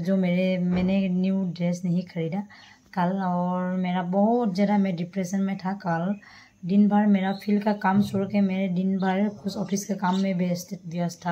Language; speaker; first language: Hindi; non-native, local second language; Assamese